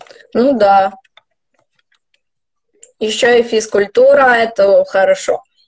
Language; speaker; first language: Russian; non-native, local second language; Ukrainian